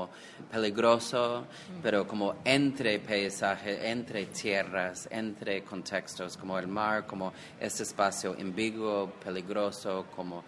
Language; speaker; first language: Spanish; non-native, fluent; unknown